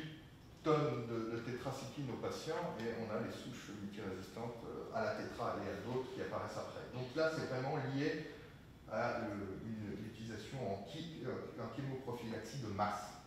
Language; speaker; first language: French; native; French